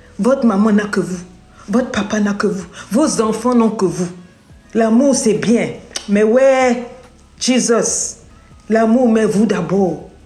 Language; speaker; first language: French; non-native, local second language; Lingala